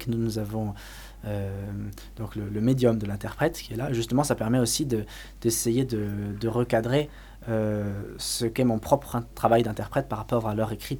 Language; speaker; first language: French; native; French